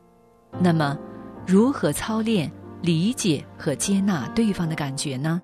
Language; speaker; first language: Chinese; native; Chinese